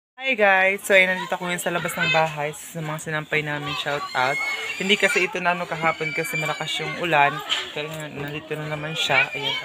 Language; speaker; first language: Filipino; non-native, local second language; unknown